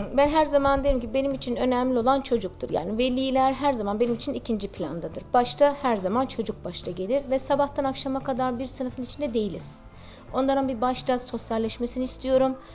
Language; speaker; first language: Turkish; early bilingual, heritage; Turkish